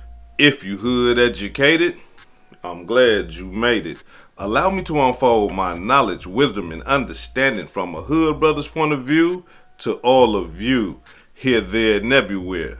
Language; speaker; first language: English; native; English